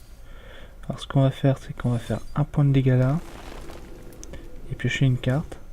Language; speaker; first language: French; native; French